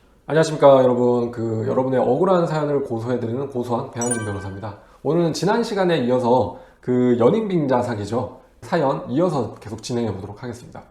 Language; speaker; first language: Korean; native; Korean